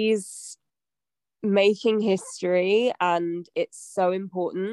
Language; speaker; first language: English; native; English